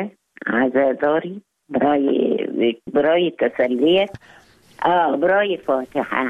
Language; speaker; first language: Persian; non-native, learner; Arabic